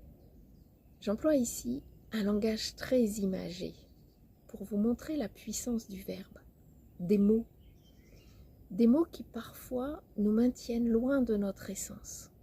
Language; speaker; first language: French; native; French